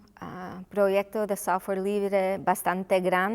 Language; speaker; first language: Spanish; non-native, local second language; English